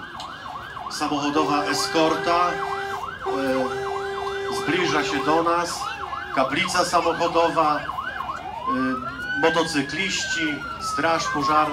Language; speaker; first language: Polish; native; Polish